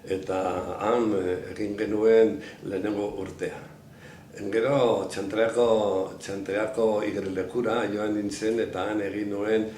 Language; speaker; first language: Basque; non-native, local second language; Spanish